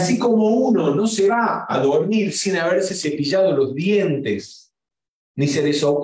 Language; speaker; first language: Spanish; native; Spanish